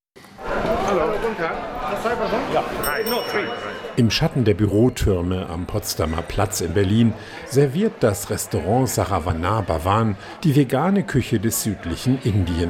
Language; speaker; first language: German; native; German